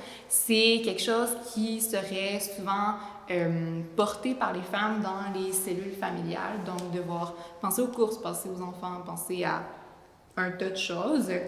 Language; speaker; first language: French; native; French